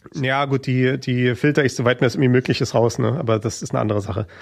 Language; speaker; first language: German; native; German